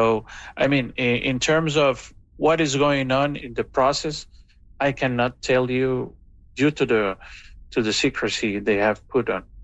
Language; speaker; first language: English; non-native, fluent; Spanish